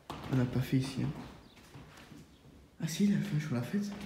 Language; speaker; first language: French; native; French